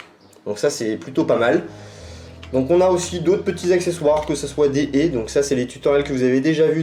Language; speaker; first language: French; native; French